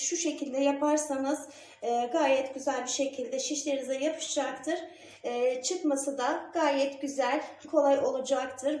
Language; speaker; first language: Turkish; native; Turkish